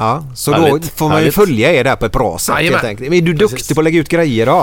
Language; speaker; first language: Swedish; native; Swedish